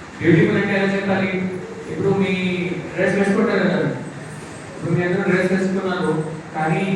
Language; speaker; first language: Telugu; non-native, fluent; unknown